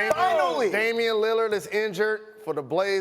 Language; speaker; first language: English; native; English